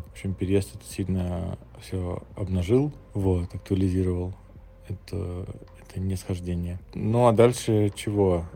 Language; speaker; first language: Russian; native; Russian